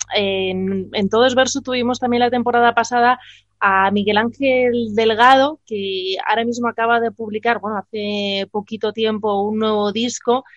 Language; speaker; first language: Spanish; native; Spanish